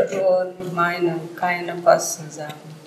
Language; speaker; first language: German; non-native, learner; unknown